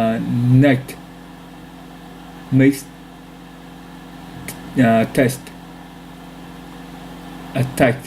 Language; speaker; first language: English; non-native, learner; Vietnamese